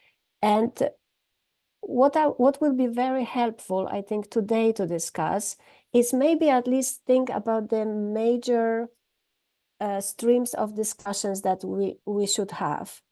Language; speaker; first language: English; non-native, fluent; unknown